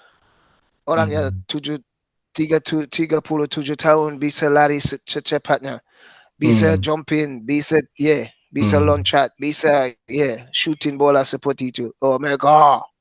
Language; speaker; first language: Indonesian; non-native, fluent; English